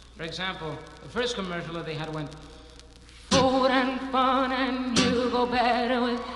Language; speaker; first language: English; native; English